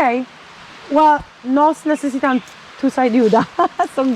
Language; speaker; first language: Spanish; non-native, learner; Polish